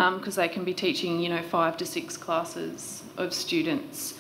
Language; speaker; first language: English; native; English